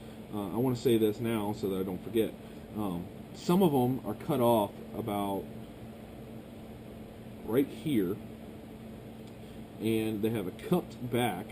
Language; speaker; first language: English; native; English